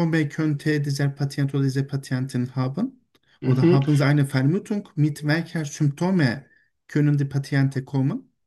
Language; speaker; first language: German; non-native, learner; Turkish